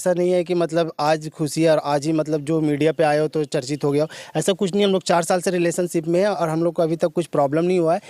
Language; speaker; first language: Hindi; native; Hindi